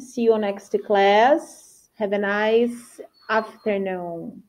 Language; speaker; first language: English; non-native, fluent; Portuguese